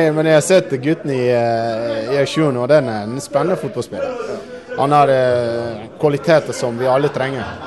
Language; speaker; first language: Norwegian; non-native, fluent; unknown